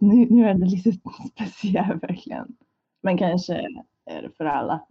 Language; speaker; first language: Swedish; non-native, fluent; Hungarian